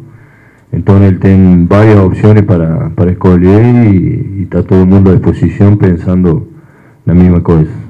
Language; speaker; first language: Portuguese; non-native, fluent; Spanish